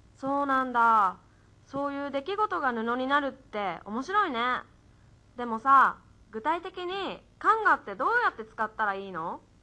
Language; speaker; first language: Japanese; native; Japanese